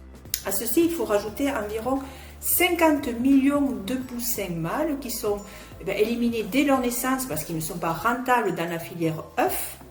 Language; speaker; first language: French; native; French